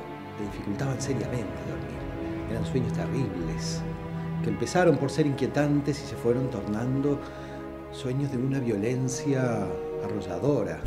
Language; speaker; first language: Spanish; native; Spanish